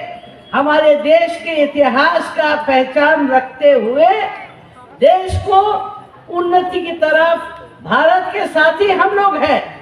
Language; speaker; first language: Hindi; non-native, local second language; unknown